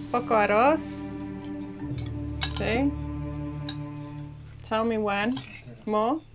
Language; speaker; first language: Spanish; non-native, learner; English